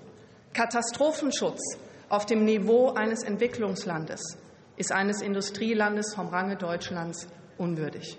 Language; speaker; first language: German; native; German